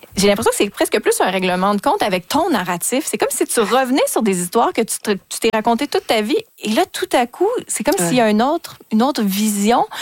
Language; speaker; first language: French; native; French